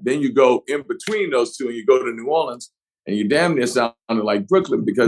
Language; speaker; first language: English; native; English